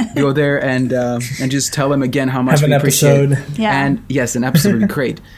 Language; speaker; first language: English; non-native, fluent; Swedish